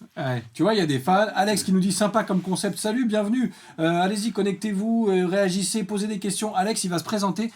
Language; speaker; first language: French; native; French